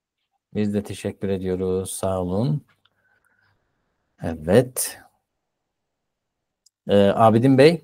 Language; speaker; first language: Turkish; native; Turkish